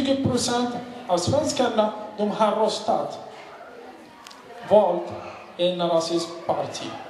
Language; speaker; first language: Swedish; non-native, learner; Arabic